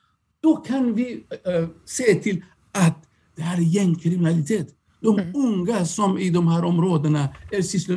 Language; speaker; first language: Swedish; non-native, fluent; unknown